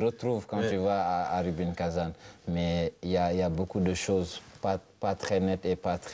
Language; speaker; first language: French; non-native, local second language; Wolof